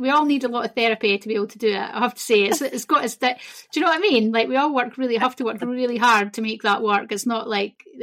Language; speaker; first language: English; native; English